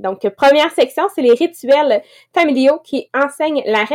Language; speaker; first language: French; native; French